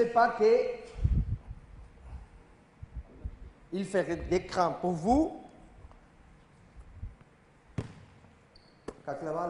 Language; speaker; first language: French; non-native, learner; Spanish